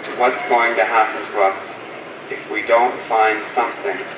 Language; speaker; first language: English; native; English